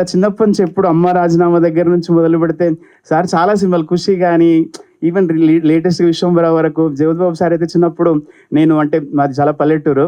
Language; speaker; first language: Telugu; native; Telugu